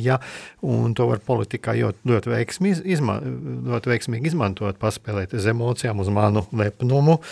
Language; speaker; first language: Latvian; native; Latvian